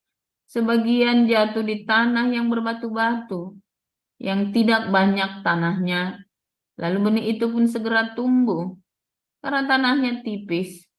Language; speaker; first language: Indonesian; native; Indonesian